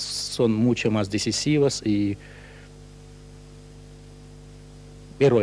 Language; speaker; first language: Spanish; non-native, fluent; Russian